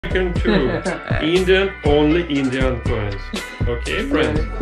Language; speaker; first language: English; non-native, learner; Russian